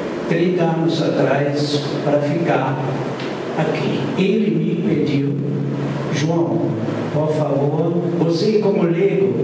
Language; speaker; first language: Portuguese; non-native, fluent; German